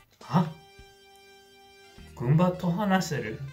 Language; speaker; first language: Japanese; non-native, learner; English